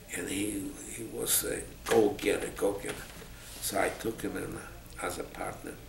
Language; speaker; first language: English; non-native, fluent; Polish